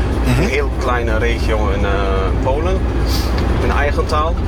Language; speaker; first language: Dutch; non-native, fluent; Kashubian